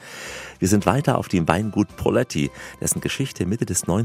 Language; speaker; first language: German; native; German